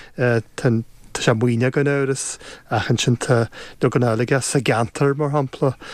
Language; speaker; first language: Irish; native; Irish